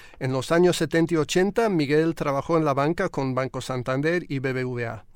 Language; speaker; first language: Spanish; non-native, fluent; English